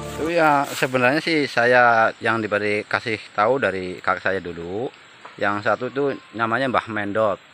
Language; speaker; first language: Indonesian; non-native, local second language; Javanese